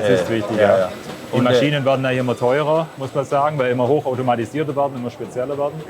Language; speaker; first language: German; native; German